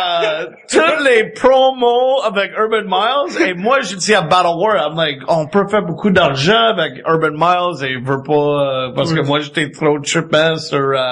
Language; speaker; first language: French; non-native, fluent; English